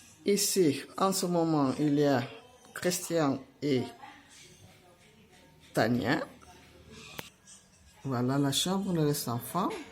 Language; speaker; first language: French; non-native, learner; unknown